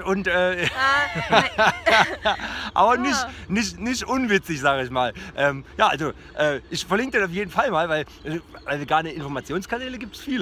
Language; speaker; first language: German; native; German